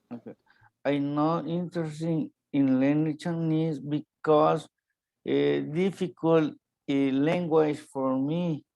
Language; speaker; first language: English; non-native, learner; Spanish